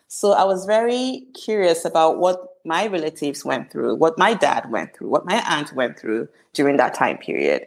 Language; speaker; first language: English; non-native, local second language; Igbo